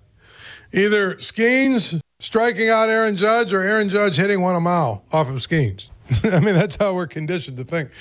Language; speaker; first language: English; native; English